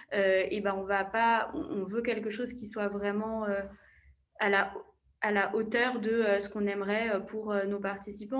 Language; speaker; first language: French; native; French